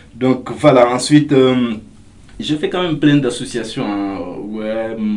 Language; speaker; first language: French; non-native, local second language; Fula